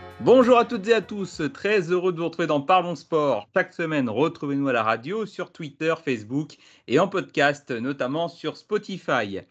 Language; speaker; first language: French; native; French